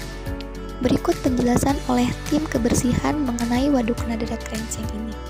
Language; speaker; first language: Malay; native; Malay